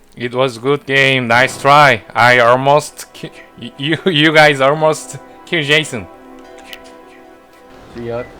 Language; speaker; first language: English; non-native, learner; Korean